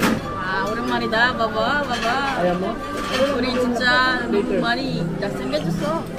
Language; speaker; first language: Korean; non-native, fluent; Filipino